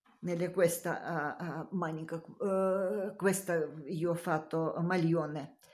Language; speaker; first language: Italian; non-native, learner; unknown